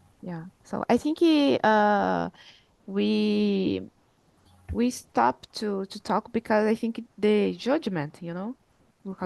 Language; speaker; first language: English; non-native, learner; Portuguese